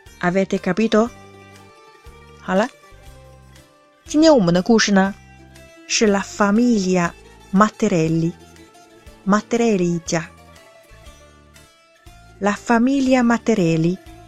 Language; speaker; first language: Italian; non-native, fluent; Chinese